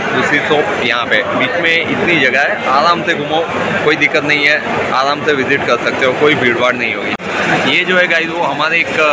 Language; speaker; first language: Hindi; non-native, local second language; Gujarati